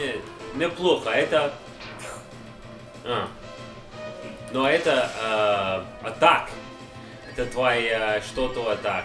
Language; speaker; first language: Russian; non-native, learner; English